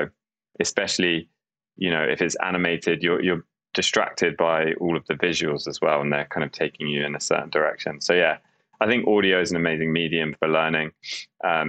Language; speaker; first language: English; native; English